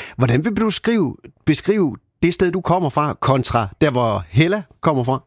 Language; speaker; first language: Danish; native; Danish